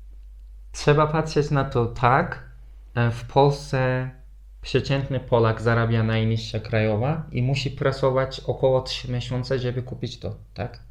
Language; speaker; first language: Polish; non-native, fluent; Turkish